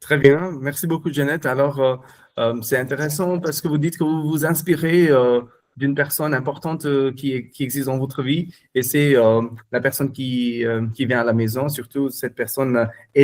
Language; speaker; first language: French; non-native, fluent; Hindi